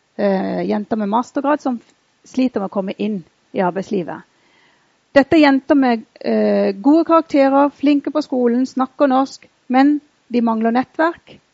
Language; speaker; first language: Norwegian; early bilingual, other home language; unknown